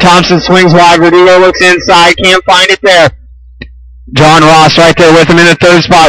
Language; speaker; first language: English; native; English